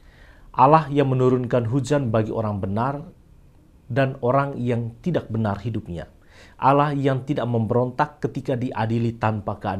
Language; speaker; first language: Indonesian; native; Indonesian